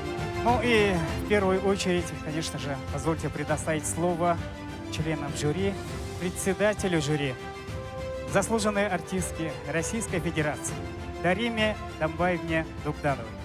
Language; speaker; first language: Russian; native; Russian